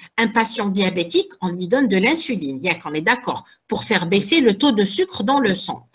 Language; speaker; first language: French; non-native, local second language; Arabic